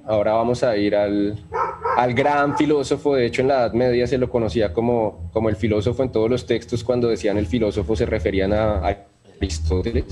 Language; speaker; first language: Spanish; native; Spanish